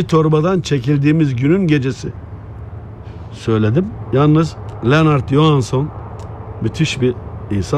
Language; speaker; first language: Turkish; native; Turkish